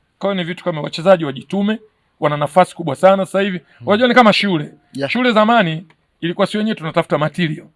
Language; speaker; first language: Swahili; native; Swahili